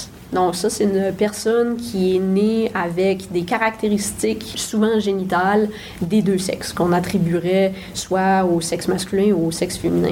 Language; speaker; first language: French; native; French